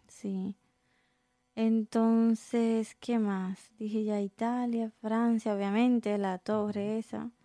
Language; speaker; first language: Spanish; native; Spanish